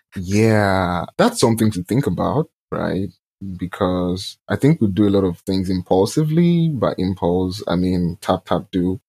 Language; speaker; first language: English; non-native, local second language; Yoruba